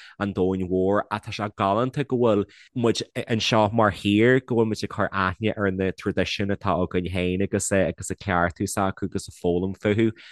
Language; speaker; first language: Irish; non-native, local second language; English